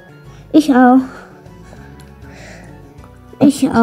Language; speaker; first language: German; non-native, learner; Arabic